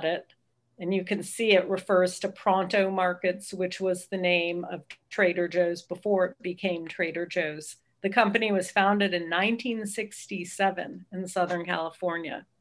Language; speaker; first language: English; native; English